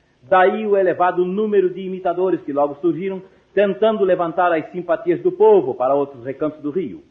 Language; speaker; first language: Portuguese; native; Portuguese